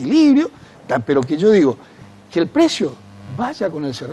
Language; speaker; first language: Spanish; native; Spanish